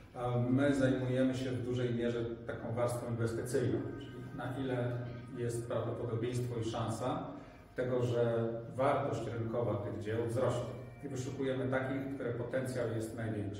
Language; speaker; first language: Polish; native; Polish